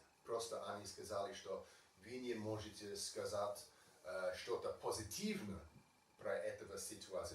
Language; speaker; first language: Russian; non-native, learner; English